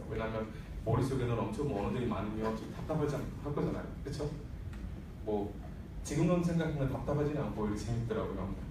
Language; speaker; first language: Korean; non-native, fluent; Bangla